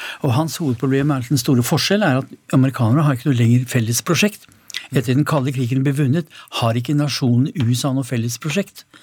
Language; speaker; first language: Norwegian; native; Norwegian